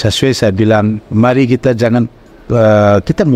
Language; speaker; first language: Indonesian; non-native, fluent; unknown